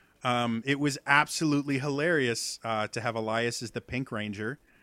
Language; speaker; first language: English; native; English